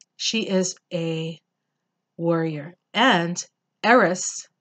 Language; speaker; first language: English; native; English